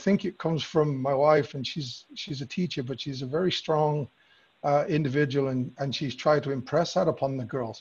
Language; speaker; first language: English; native; English